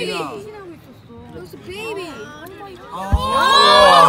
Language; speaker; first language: English; native; English